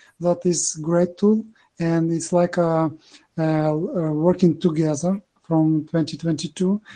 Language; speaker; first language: English; non-native, learner; Ukrainian